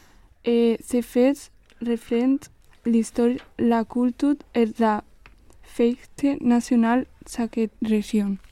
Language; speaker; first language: French; non-native, learner; Spanish